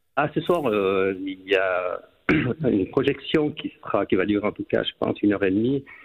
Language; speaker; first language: French; native; French